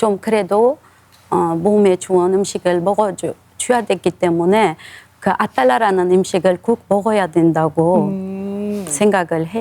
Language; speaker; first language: Korean; non-native, fluent; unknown